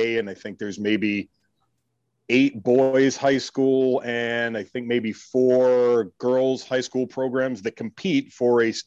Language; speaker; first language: English; native; English